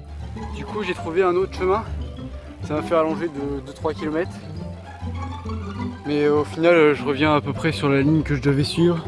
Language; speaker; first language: French; native; French